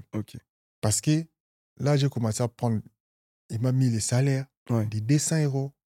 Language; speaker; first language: French; non-native, local second language; Lingala